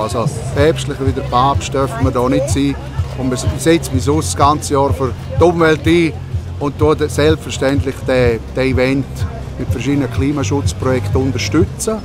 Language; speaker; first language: German; native; German